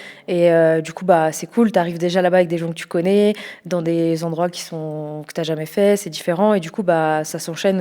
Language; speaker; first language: French; native; French